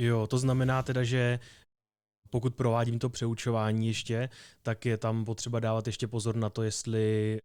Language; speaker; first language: Czech; native; Czech